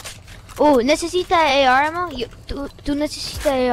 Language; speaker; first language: Spanish; non-native, learner; English